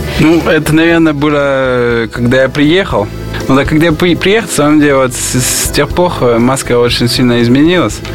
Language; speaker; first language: Russian; non-native, fluent; French